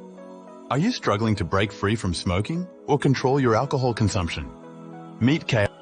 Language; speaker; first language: English; native; English